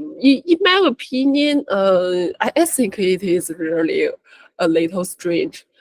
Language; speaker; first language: English; non-native, learner; Chinese